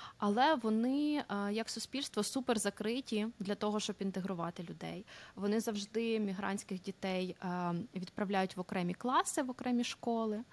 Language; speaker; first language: Ukrainian; native; Ukrainian